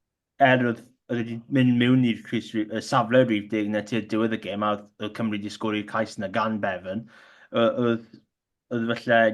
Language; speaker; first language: Welsh; non-native, local second language; English